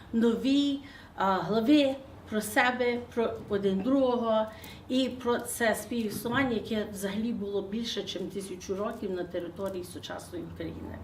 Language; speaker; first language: Ukrainian; early bilingual, heritage; Ukrainian